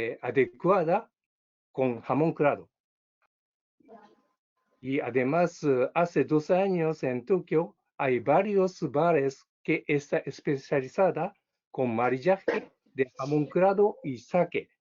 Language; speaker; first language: Spanish; non-native, learner; Japanese